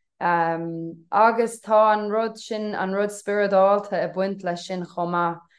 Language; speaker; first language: Irish; non-native, local second language; English